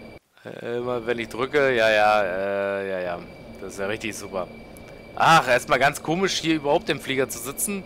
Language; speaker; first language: German; native; German